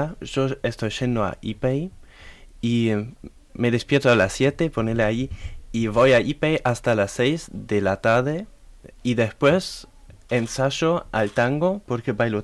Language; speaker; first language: Spanish; non-native, learner; German